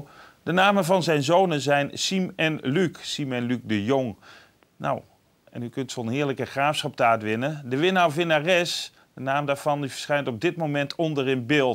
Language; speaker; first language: Dutch; native; Dutch